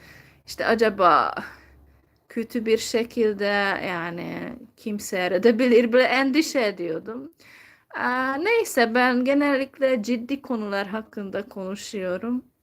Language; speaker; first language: Turkish; non-native, fluent; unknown